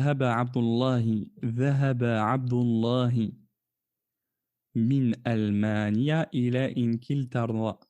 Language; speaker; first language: Arabic; non-native, fluent; French